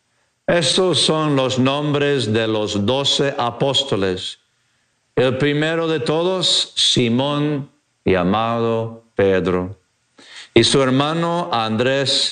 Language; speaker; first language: Spanish; non-native, fluent; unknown